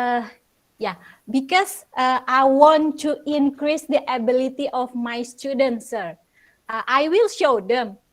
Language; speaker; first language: English; non-native, local second language; Indonesian